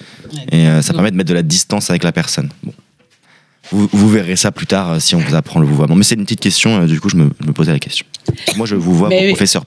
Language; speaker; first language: French; native; French